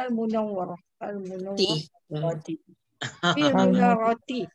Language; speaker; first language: Arabic; non-native, learner; Malay